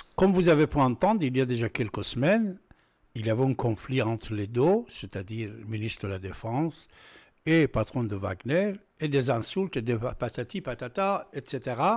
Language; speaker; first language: French; non-native, fluent; Persian